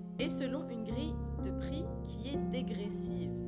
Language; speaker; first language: French; native; French